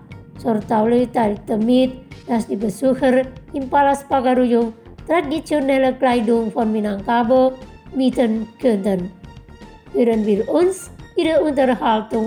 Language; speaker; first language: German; non-native, fluent; Indonesian